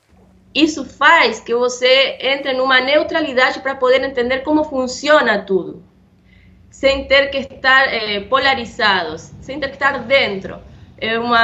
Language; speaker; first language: Portuguese; non-native, fluent; Spanish